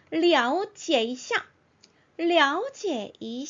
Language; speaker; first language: Chinese; non-native, fluent; Korean